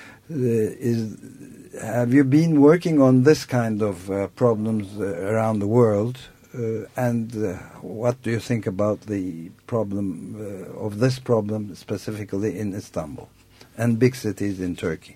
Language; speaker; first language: English; non-native, fluent; Turkish